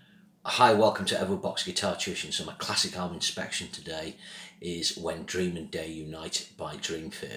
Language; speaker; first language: English; native; English